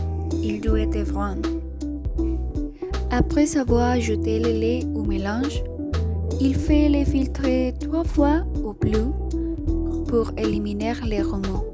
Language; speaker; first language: French; non-native, learner; Spanish